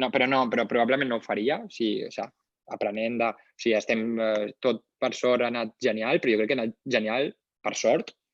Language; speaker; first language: Catalan; non-native, local second language; Spanish